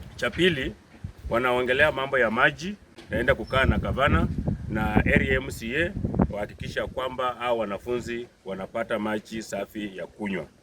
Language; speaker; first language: Swahili; non-native, local second language; Luyia